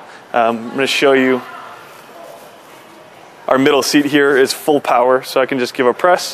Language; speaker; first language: English; native; English